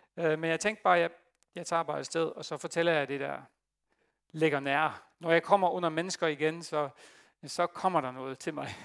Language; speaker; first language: Danish; non-native, fluent; Dutch